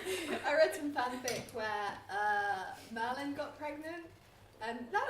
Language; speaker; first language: English; native; English